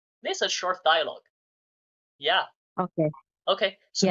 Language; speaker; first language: English; non-native, learner; Chinese